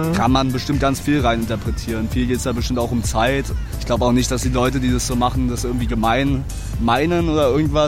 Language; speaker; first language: German; native; German